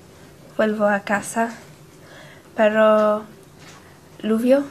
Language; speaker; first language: Spanish; non-native, learner; English